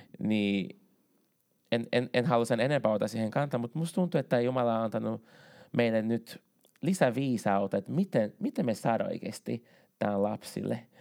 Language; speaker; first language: Finnish; non-native, fluent; Portuguese